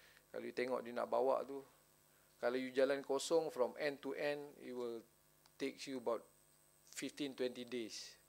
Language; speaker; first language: English; non-native, local second language; Malay